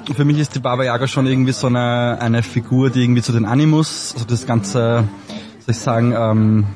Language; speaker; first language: German; native; German